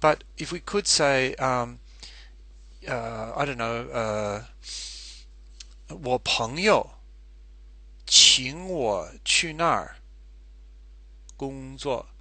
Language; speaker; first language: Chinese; non-native, fluent; English